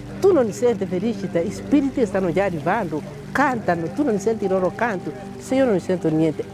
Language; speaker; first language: Italian; non-native, fluent; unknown